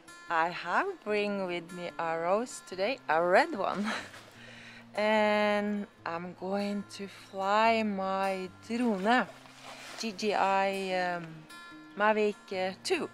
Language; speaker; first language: English; non-native, learner; Norwegian